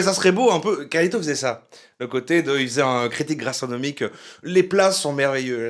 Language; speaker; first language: French; native; French